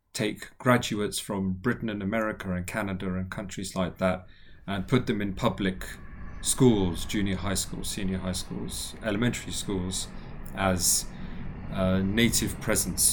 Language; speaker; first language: English; native; English